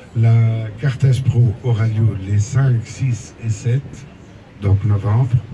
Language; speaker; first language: French; non-native, local second language; Arabic